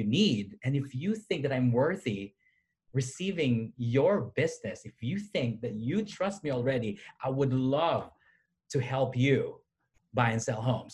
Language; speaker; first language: English; non-native, local second language; Filipino